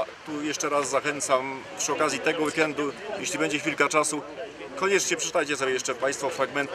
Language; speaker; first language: Polish; native; Polish